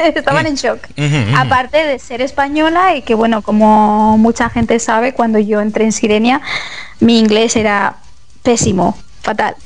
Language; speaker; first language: Spanish; native; Spanish